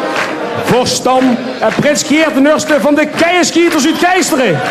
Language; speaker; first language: Dutch; native; Dutch